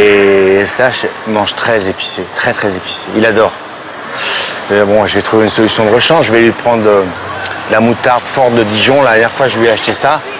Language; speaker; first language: French; native; French